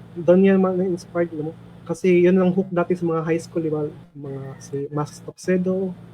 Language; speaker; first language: Filipino; non-native, local second language; Cebuano